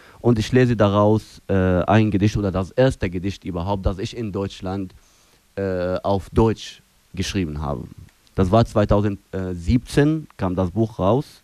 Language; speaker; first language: German; non-native, fluent; Arabic